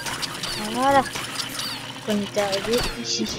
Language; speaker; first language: French; native; French